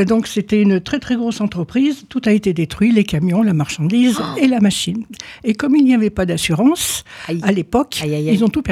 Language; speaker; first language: French; native; French